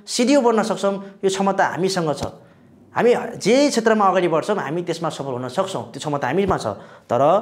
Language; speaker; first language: Nepali; non-native, local second language; Sherpa